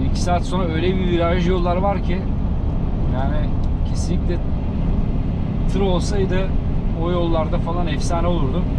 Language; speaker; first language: Turkish; native; Turkish